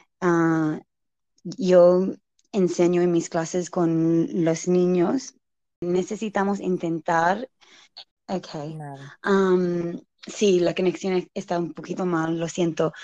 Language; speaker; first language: Spanish; non-native, learner; English